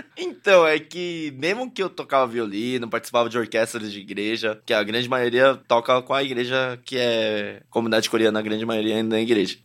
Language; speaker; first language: Portuguese; early bilingual, other home language; Korean